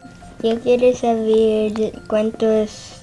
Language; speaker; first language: Spanish; early bilingual, heritage; Spanish